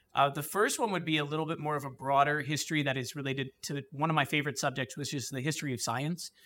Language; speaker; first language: English; native; English